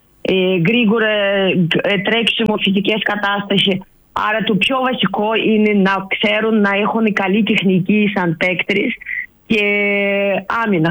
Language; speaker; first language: Greek; non-native, learner; Russian